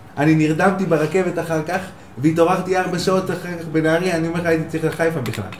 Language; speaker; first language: Hebrew; native; Hebrew